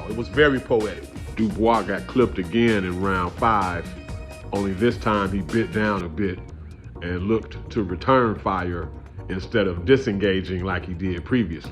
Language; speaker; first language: English; native; English